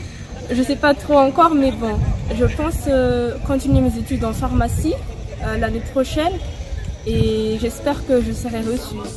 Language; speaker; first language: French; non-native, local second language; Malagasy